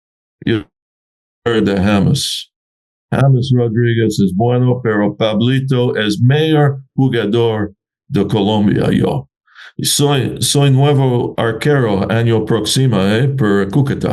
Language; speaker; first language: Spanish; non-native, learner; English